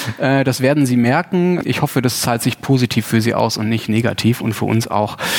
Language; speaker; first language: German; native; German